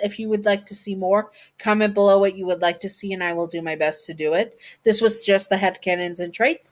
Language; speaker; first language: English; native; English